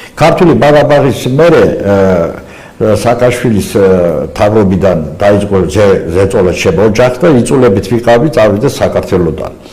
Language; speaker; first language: Georgian; non-native, local second language; Azerbaijani